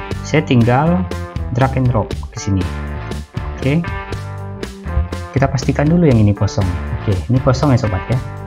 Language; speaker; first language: Indonesian; native; Indonesian